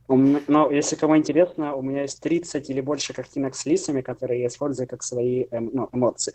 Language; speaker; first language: Russian; native; Russian